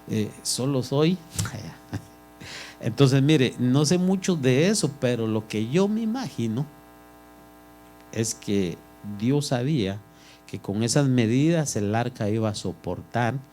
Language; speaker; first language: Spanish; native; Spanish